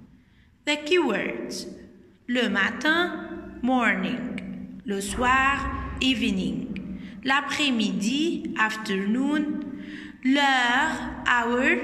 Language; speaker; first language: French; non-native, fluent; Arabic